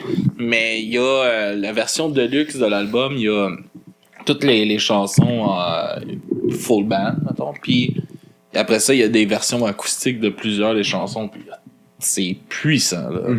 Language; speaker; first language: French; native; French